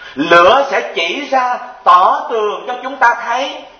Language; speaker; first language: Vietnamese; native; Vietnamese